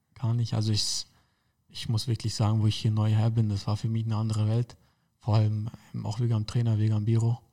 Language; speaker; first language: German; native; German